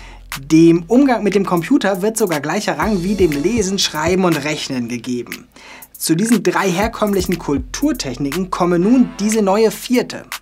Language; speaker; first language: German; native; German